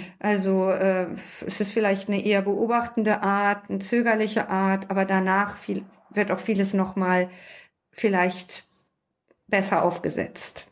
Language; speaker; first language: German; early bilingual, other home language; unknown